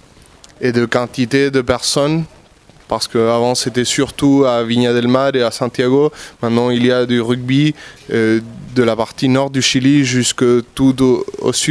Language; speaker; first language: French; non-native, fluent; Spanish